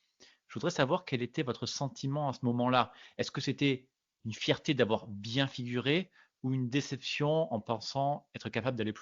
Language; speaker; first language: French; native; French